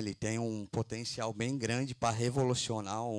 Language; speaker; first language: Portuguese; native; Portuguese